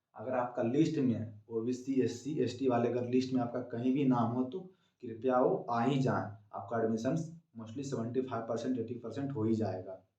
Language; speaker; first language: Hindi; native; Hindi